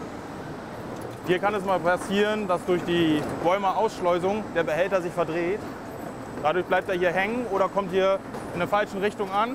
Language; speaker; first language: German; native; German